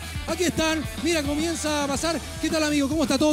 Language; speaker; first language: Spanish; native; Spanish